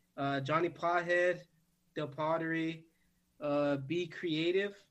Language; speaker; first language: English; native; English